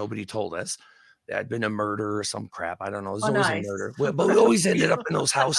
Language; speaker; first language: English; native; English